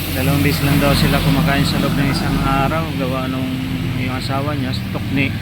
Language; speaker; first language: Filipino; non-native, local second language; Surigaonon